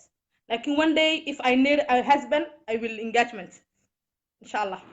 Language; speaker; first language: English; non-native, learner; Somali